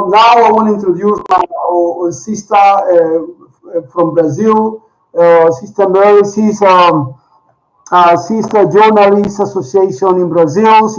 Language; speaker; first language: English; non-native, learner; Spanish